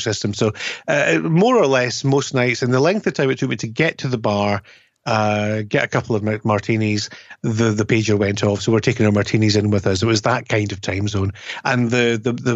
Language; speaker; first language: English; native; English